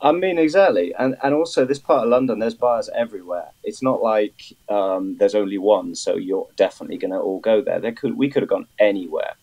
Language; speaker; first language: English; native; English